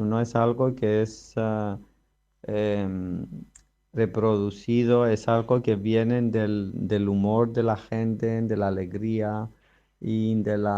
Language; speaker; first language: Spanish; non-native, fluent; Greek